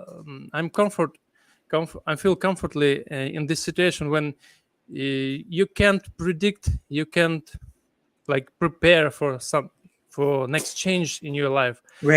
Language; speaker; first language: English; non-native, fluent; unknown